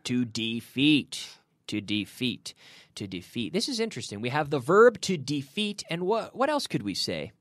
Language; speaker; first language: English; native; English